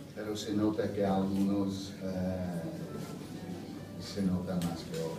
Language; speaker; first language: Spanish; non-native, fluent; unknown